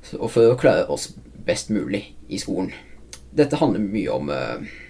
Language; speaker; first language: Norwegian; native; Norwegian